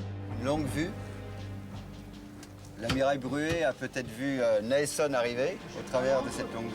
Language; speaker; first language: French; native; French